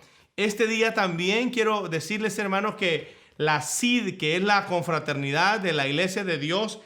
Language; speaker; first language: Spanish; native; Spanish